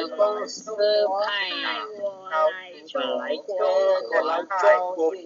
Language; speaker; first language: Chinese; non-native, learner; Lao